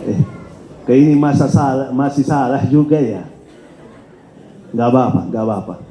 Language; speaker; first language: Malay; non-native, fluent; Arabic